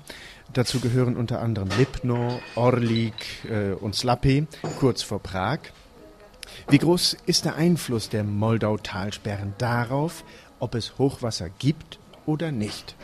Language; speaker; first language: German; native; German